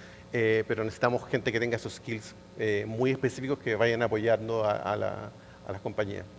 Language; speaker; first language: Spanish; native; Spanish